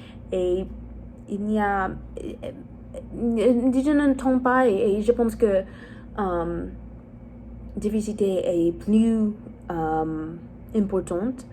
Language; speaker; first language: French; non-native, learner; English